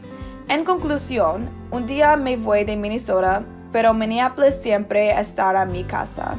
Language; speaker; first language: Spanish; non-native, learner; English